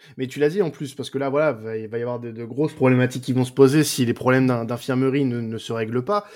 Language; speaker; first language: French; native; French